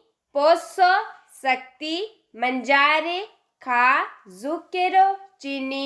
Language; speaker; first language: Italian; non-native, fluent; Urdu